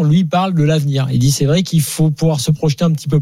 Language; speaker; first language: French; native; French